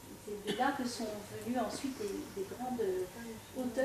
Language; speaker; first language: French; native; French